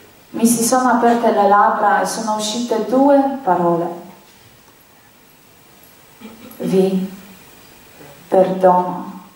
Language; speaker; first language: Italian; non-native, fluent; Polish